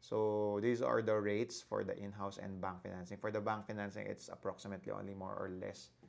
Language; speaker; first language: English; non-native, local second language; Filipino